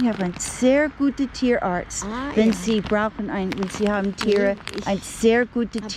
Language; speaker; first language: German; non-native, learner; English